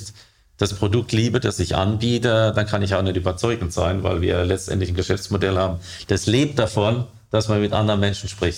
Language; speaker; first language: German; native; German